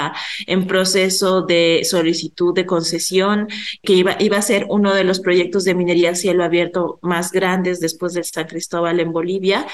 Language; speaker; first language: Spanish; native; Spanish